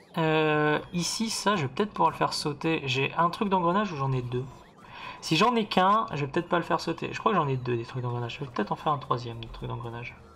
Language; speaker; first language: French; native; French